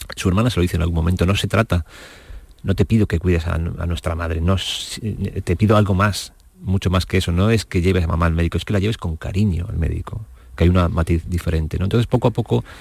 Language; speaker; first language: Spanish; native; Spanish